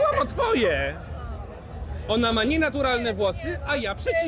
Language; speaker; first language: Polish; native; Polish